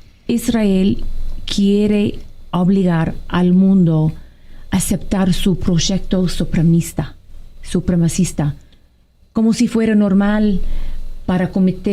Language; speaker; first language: Spanish; non-native, fluent; Arabic